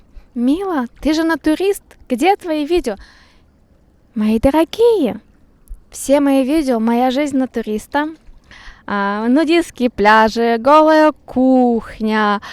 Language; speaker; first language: Russian; native; Russian